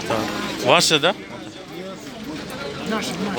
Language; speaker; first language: Russian; non-native, local second language; Kyrgyz